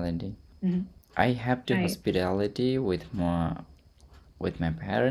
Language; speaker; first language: English; non-native, learner; Hindi